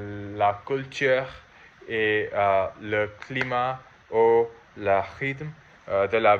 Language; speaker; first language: French; non-native, learner; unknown